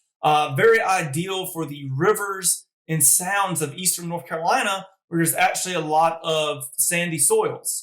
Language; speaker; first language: English; native; English